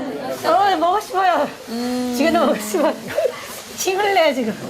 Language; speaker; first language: Korean; non-native, learner; Chinese